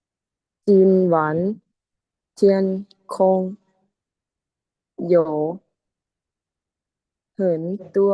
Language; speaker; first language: Chinese; non-native, learner; Lao